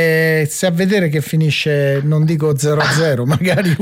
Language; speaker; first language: Italian; native; Italian